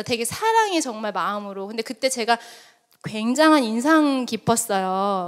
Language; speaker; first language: Korean; native; Korean